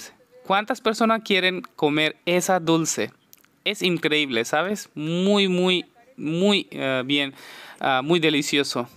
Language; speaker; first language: Spanish; non-native, learner; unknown